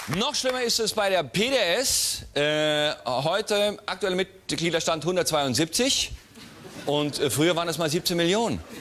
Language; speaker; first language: German; native; German